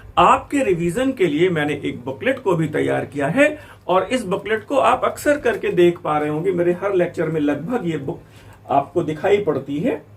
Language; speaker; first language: Hindi; native; Hindi